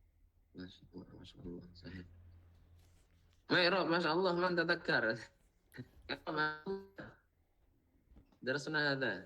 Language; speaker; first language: Arabic; non-native, fluent; Indonesian